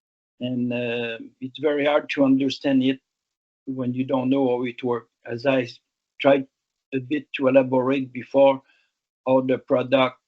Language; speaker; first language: English; non-native, local second language; French